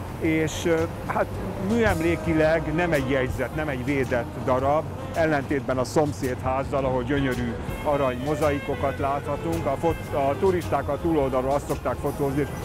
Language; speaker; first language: Hungarian; native; Hungarian